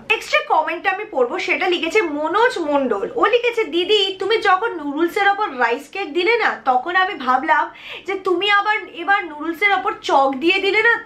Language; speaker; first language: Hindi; non-native, local second language; Bangla